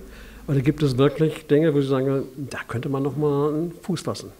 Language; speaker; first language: German; native; German